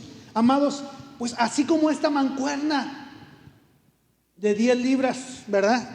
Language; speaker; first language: Spanish; native; Spanish